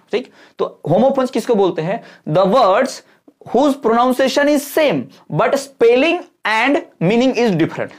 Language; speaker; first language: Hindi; non-native, local second language; Bhojpuri